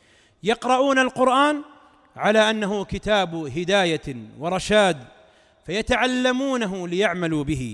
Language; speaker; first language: Arabic; native; Arabic